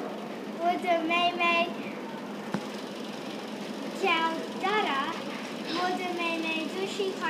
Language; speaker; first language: Chinese; non-native, learner; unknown